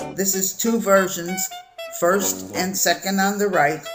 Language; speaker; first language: English; native; English